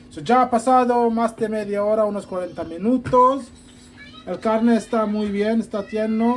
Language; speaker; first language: Spanish; non-native, fluent; Sylheti